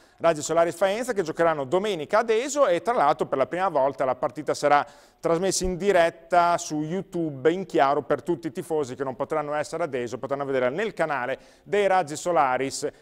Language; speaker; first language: Italian; native; Italian